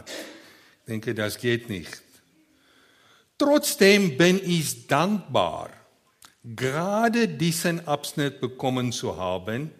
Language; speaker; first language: German; non-native, learner; Afrikaans